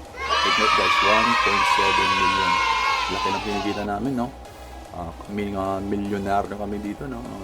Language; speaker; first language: Filipino; non-native, local second language; Iloko